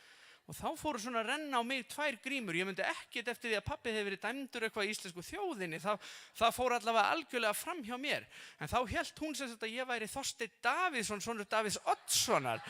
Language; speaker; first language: Icelandic; native; Icelandic